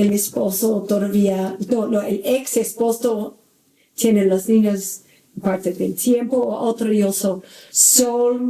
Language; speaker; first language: Spanish; non-native, learner; English